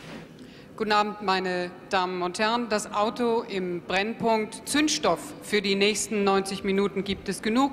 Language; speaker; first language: German; native; German